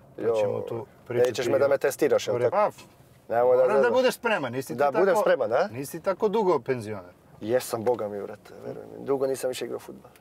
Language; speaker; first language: Croatian; early bilingual, heritage; Serbian